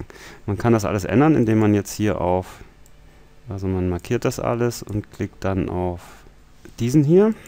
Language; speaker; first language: German; native; German